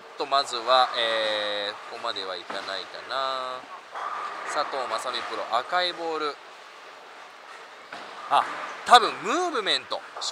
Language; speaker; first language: Japanese; native; Japanese